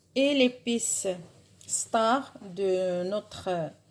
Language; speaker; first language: French; non-native, local second language; Arabic